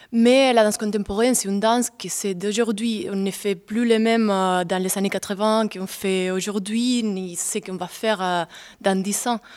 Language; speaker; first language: French; non-native, fluent; Spanish